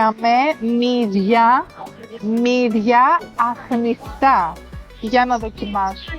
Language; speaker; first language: Greek; native; Greek